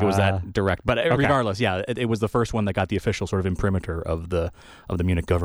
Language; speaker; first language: English; native; English